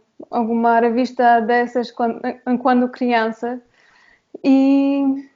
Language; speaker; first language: Portuguese; non-native, fluent; Polish